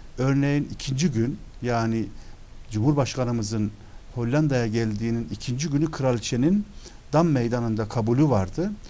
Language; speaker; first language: Turkish; early bilingual, other home language; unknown